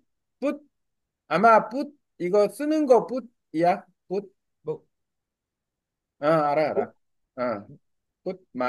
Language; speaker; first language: Korean; non-native, learner; Vietnamese